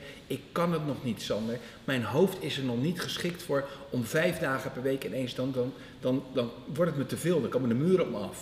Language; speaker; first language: Dutch; native; Dutch